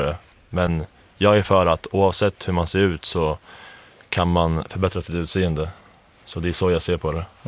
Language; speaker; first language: Swedish; native; Swedish